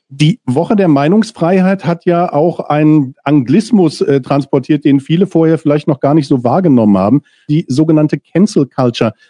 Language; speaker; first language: German; native; German